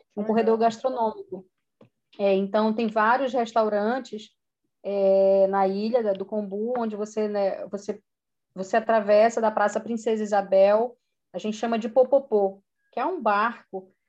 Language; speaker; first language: Portuguese; native; Portuguese